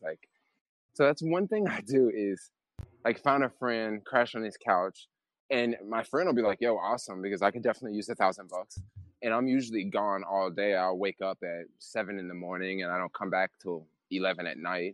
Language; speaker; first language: English; native; English